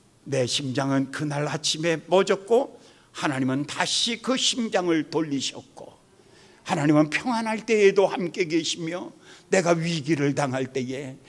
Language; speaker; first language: Korean; native; Korean